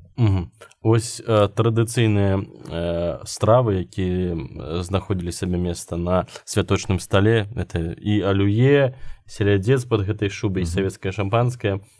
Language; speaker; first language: Belarusian; non-native, local second language; Russian